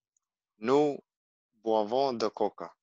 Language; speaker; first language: French; non-native, learner; Albanian